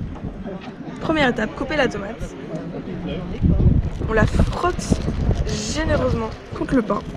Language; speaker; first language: French; native; French